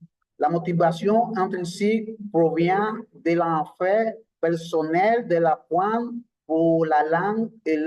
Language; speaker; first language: French; non-native, learner; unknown